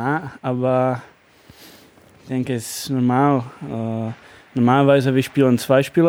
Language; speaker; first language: German; non-native, learner; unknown